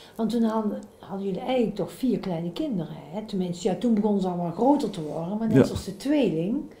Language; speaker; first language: Dutch; native; Dutch